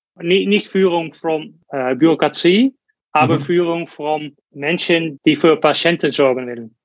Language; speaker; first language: German; non-native, learner; Dutch